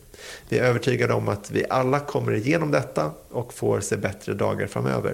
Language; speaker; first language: Swedish; native; Swedish